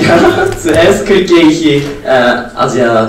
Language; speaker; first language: German; non-native, learner; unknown